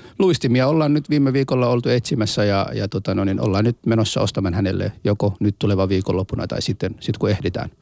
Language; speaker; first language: Finnish; non-native, fluent; Somali